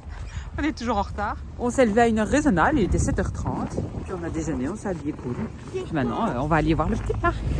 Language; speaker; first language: French; native; French